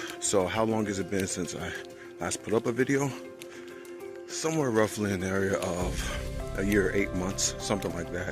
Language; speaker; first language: English; native; English